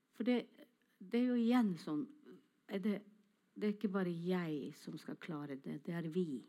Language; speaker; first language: Norwegian; non-native, local second language; Northern Sami